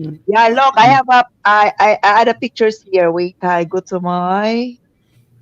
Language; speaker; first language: English; non-native, local second language; Filipino